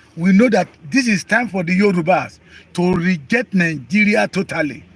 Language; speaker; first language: English; non-native, local second language; Yoruba